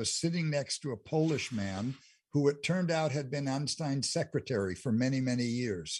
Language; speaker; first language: English; native; English